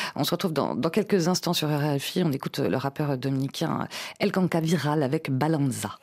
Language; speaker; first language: French; native; French